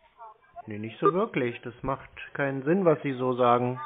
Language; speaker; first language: German; native; German